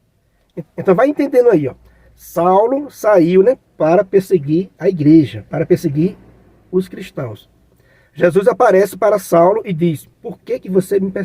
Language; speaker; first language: Portuguese; native; Portuguese